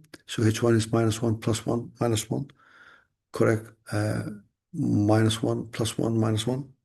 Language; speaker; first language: English; non-native, fluent; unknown